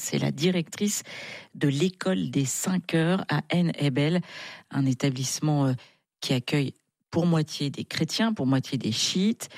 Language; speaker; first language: French; native; French